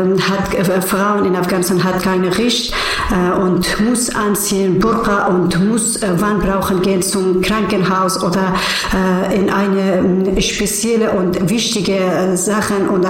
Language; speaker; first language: German; non-native, learner; Persian